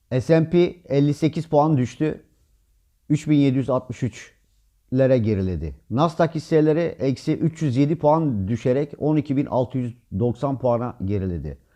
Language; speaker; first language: Turkish; native; Turkish